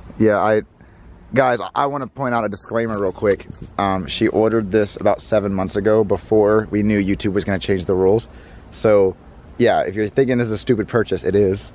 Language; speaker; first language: English; native; English